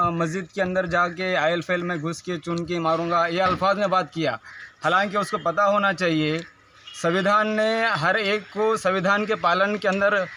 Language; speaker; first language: Hindi; non-native, local second language; Urdu